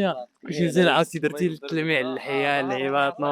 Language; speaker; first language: Arabic; native; Arabic